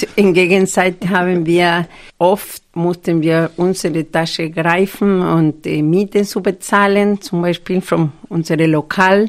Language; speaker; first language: German; non-native, fluent; Spanish